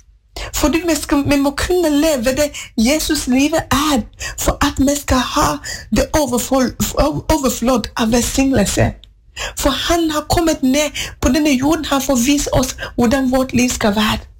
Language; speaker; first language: Norwegian; non-native, fluent; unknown